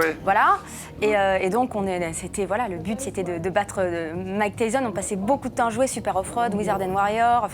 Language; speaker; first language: French; native; French